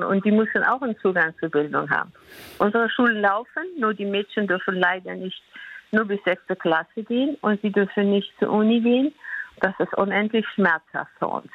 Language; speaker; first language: German; non-native, fluent; Persian